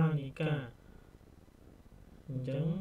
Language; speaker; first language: Korean; non-native, fluent; Khmer